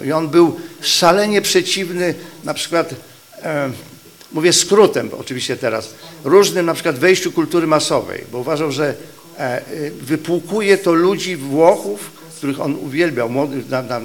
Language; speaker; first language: Polish; native; Polish